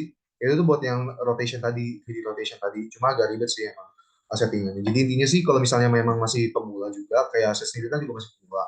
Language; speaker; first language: Indonesian; native; Indonesian